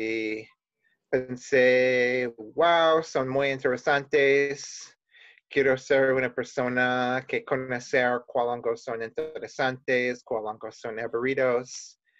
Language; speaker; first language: Spanish; non-native, learner; English